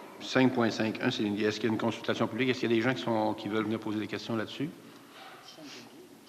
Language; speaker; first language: French; native; French